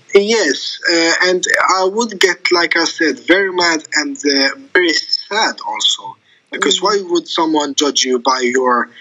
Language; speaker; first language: English; non-native, fluent; Arabic